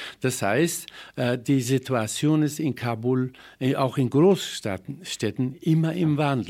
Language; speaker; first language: German; non-native, fluent; Persian